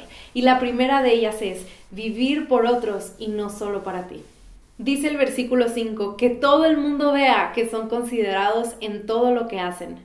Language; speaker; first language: Spanish; native; Spanish